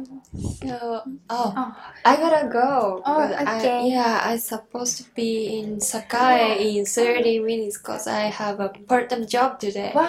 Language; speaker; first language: English; non-native, learner; Japanese